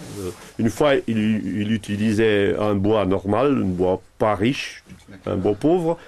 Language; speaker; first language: French; non-native, local second language; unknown